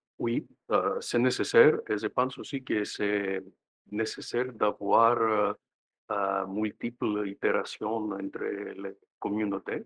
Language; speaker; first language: French; non-native, fluent; Greek